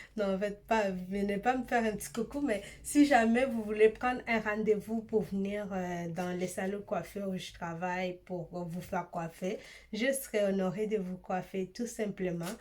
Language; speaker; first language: French; early bilingual, other home language; Swahili